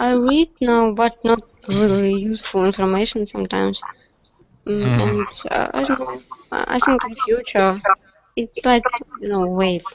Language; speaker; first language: English; non-native, learner; Russian